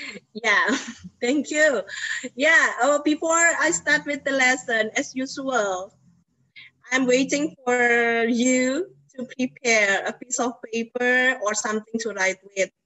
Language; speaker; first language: English; non-native, fluent; Indonesian